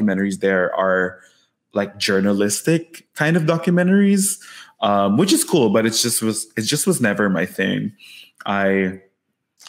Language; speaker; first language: English; non-native, local second language; Filipino